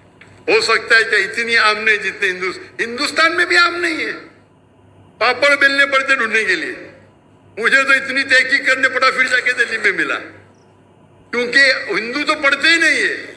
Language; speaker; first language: Hindi; non-native, local second language; Konkani